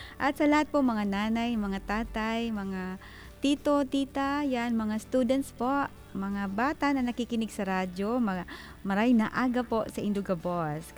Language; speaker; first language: Filipino; non-native, local second language; Bikol